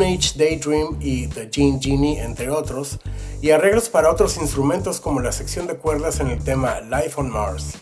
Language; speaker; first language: Spanish; native; Spanish